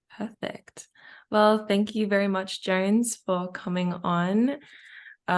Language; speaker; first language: English; native; English